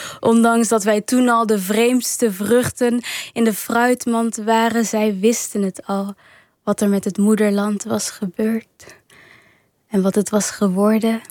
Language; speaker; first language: Dutch; early bilingual, other home language; Kinyarwanda